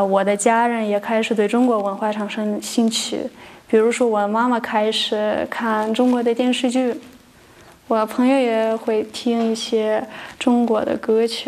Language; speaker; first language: Chinese; non-native, fluent; Russian